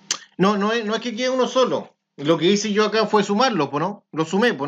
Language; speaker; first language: Spanish; native; Spanish